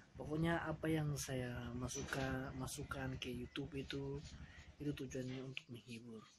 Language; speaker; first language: Indonesian; native; Indonesian